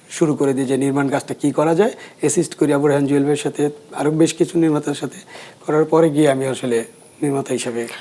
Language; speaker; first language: Bangla; native; Bangla